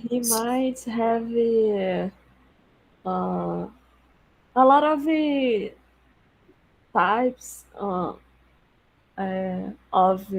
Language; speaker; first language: English; non-native, learner; Portuguese